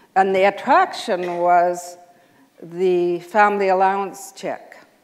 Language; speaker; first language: English; native; English